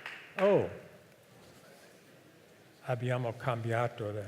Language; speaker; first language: Italian; non-native, fluent; English